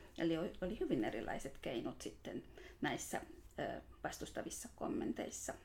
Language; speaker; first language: Finnish; non-native, fluent; Hungarian